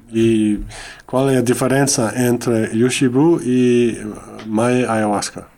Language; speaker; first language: Portuguese; non-native, fluent; Dutch